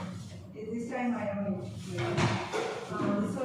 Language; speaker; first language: English; non-native, learner; Filipino